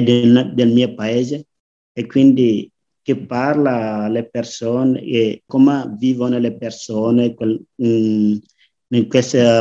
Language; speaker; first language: Italian; non-native, learner; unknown